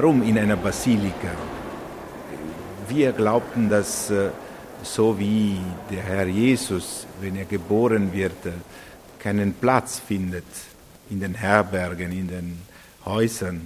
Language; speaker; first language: German; non-native, fluent; Italian